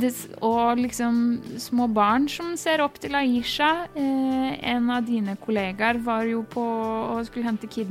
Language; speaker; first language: Norwegian; native; Norwegian